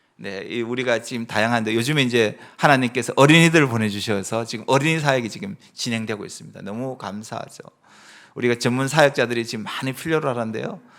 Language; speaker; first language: Korean; native; Korean